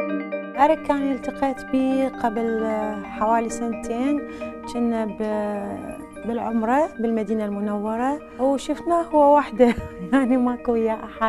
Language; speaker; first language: Arabic; native; Arabic